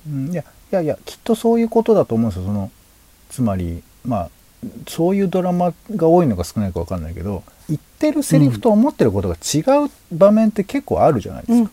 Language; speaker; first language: Japanese; native; Japanese